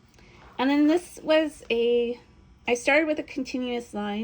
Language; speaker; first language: English; native; English